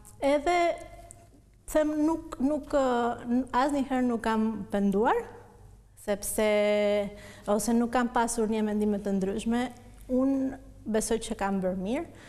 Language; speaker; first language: Albanian; non-native, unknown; Spanish